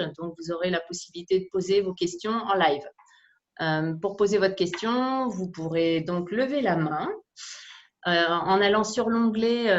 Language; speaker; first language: French; native; French